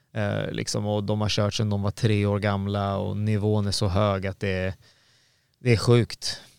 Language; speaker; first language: Swedish; native; Swedish